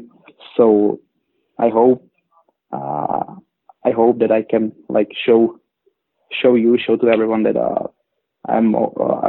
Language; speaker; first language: English; non-native, fluent; Czech